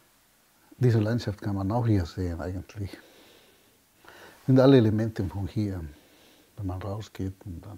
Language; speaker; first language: German; non-native, fluent; Spanish